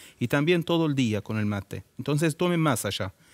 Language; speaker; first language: Spanish; non-native, learner; Arabic